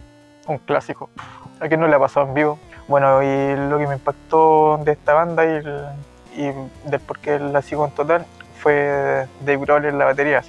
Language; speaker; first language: Spanish; native; Spanish